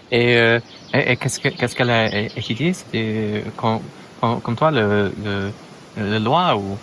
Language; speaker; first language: French; non-native, fluent; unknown